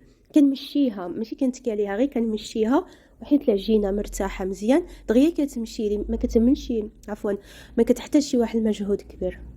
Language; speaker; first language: Arabic; native; Arabic